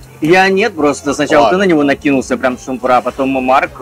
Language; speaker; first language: Russian; native; Russian